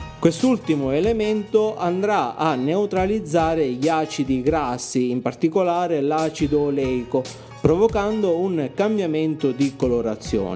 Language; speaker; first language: Italian; native; Italian